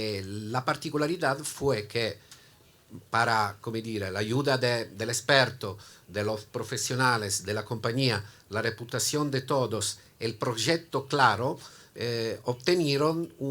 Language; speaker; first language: Spanish; non-native, learner; Italian